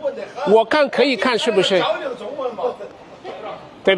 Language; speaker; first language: Chinese; non-native, fluent; English